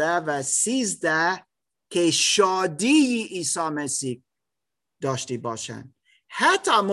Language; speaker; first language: Persian; non-native, learner; German